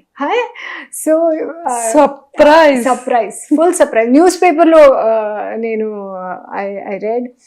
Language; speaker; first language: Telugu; non-native, learner; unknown